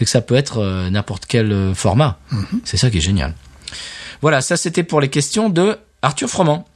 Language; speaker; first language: French; native; French